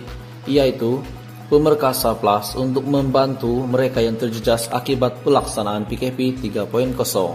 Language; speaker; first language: Malay; native; Malay